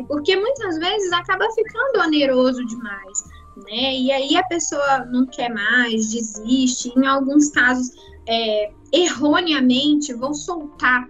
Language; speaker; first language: Portuguese; native; Portuguese